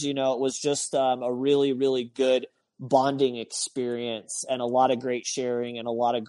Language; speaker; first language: English; native; English